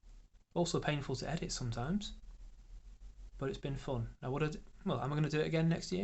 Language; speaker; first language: English; native; English